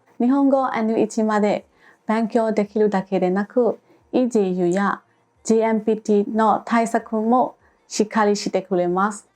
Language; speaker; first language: Japanese; non-native, fluent; Burmese